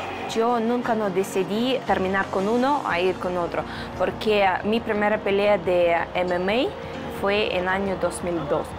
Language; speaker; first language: Spanish; non-native, fluent; Russian